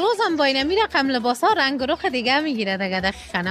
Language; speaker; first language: Persian; native; Persian